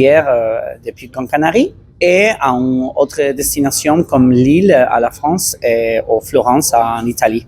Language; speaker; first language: French; non-native, learner; Spanish